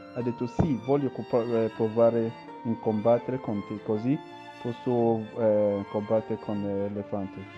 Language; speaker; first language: Italian; non-native, learner; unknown